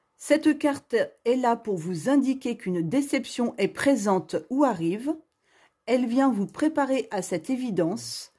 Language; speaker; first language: French; native; French